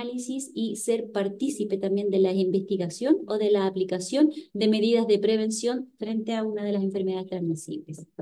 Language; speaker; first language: Spanish; native; Spanish